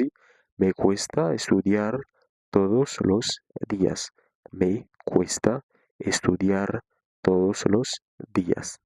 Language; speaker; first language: Spanish; non-native, fluent; Haitian Creole